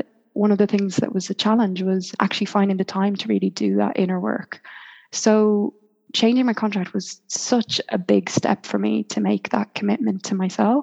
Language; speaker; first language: English; native; English